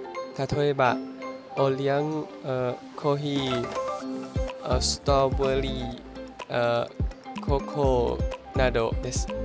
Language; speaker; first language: Japanese; non-native, learner; Thai